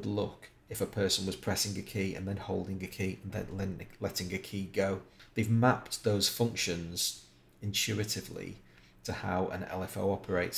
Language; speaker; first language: English; native; English